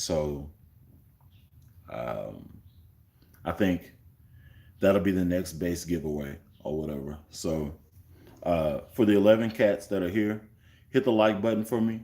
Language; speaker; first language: English; native; English